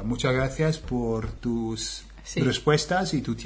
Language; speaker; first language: Spanish; non-native, fluent; English